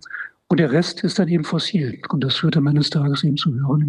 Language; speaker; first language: German; native; German